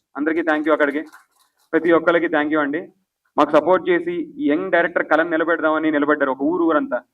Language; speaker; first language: Telugu; native; Telugu